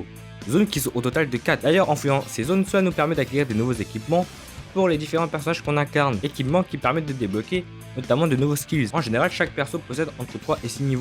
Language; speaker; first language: French; native; French